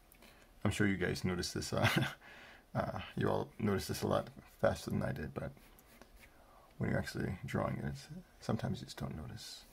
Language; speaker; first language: English; native; English